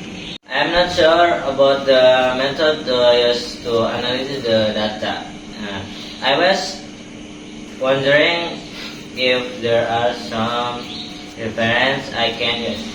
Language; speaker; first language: English; non-native, learner; Indonesian